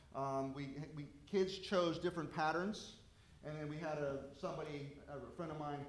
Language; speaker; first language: English; native; English